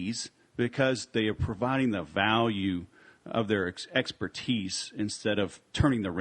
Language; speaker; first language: English; native; English